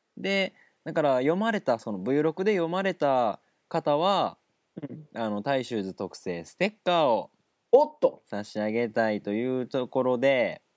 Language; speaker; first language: Japanese; native; Japanese